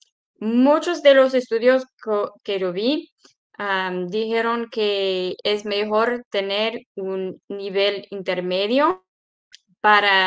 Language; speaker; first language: Spanish; non-native, fluent; English